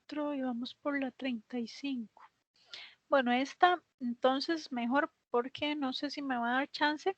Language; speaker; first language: Spanish; native; Spanish